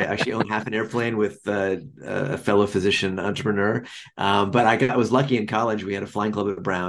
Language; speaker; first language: English; native; English